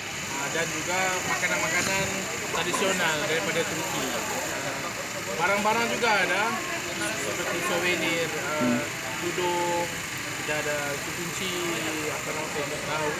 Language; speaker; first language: Indonesian; non-native, learner; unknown